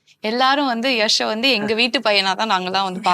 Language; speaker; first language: Tamil; native; Tamil